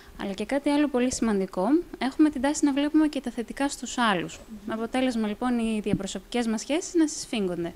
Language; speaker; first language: Greek; native; Greek